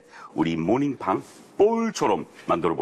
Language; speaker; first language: Korean; non-native, fluent; English